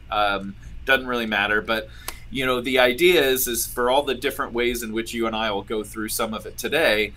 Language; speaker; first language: English; native; English